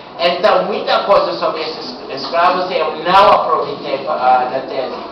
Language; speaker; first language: Portuguese; non-native, fluent; English